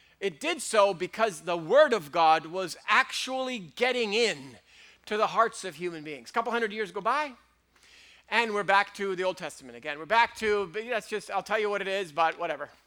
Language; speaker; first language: English; native; English